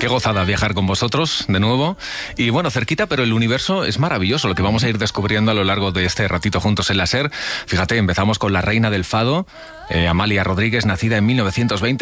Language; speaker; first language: Spanish; native; Spanish